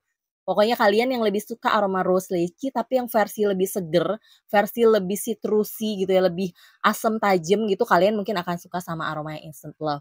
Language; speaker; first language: Indonesian; native; Indonesian